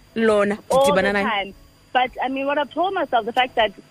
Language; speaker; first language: English; non-native, local second language; Xhosa